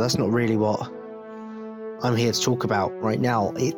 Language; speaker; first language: English; native; English